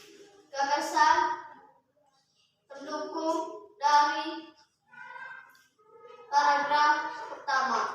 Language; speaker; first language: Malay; non-native, local second language; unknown